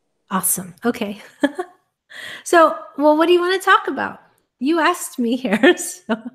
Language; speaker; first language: English; native; English